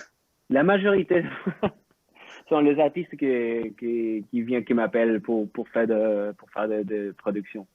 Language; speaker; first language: French; non-native, local second language; Spanish